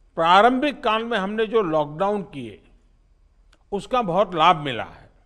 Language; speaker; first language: Hindi; non-native, local second language; Gujarati